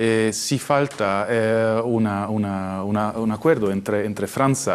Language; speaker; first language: Spanish; non-native, fluent; Italian